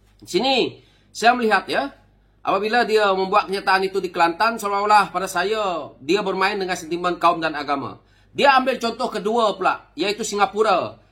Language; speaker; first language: Malay; native; Malay